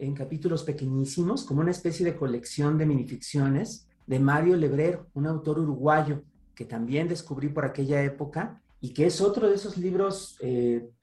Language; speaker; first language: Spanish; native; Spanish